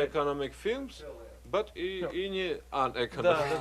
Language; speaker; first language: English; non-native, learner; Russian